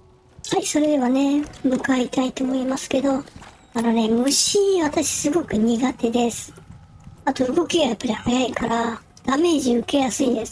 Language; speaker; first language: Japanese; native; Japanese